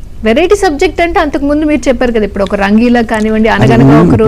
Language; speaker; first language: Telugu; native; Telugu